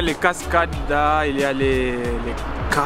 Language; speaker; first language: French; non-native, fluent; Luo (Kenya and Tanzania)